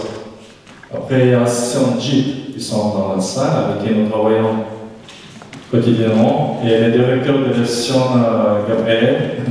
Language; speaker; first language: French; non-native, fluent; Chechen